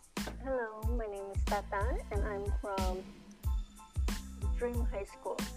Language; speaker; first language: English; non-native, learner; Indonesian